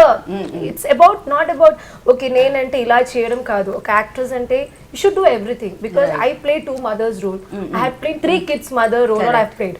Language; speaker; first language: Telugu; non-native, learner; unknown